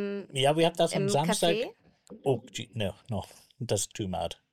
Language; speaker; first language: German; non-native, learner; English